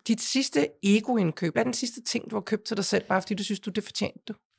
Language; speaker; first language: Danish; native; Danish